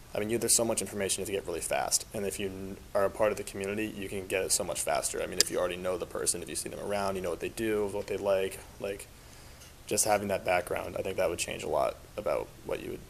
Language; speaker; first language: English; native; English